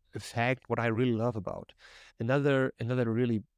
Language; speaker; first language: English; non-native, fluent; German